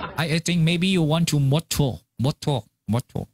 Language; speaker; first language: English; non-native, learner; Chinese